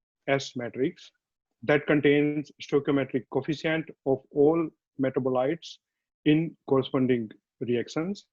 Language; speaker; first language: English; non-native, fluent; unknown